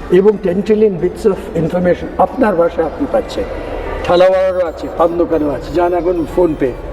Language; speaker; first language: Bangla; non-native, local second language; Nepali